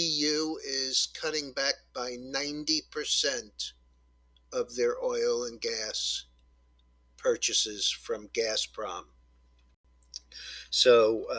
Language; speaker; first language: English; native; English